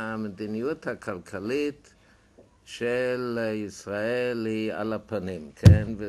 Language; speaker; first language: Hebrew; non-native, fluent; German